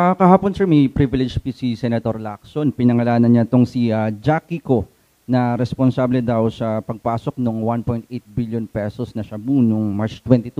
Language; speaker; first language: Filipino; native; Filipino